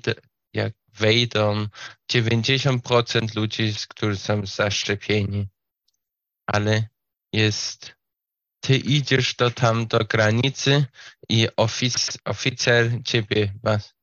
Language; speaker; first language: Polish; non-native, fluent; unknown